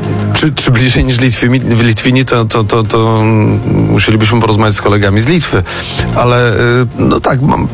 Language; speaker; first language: Polish; native; Polish